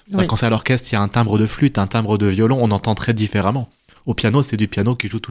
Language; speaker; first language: French; native; French